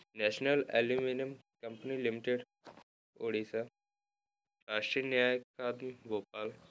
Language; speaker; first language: Hindi; native; Hindi